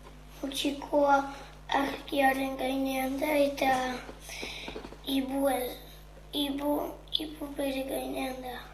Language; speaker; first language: Basque; non-native, local second language; French